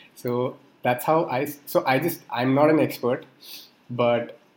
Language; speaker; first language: English; non-native, local second language; Hindi